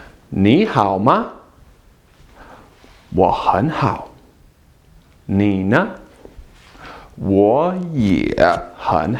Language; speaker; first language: Chinese; non-native, fluent; English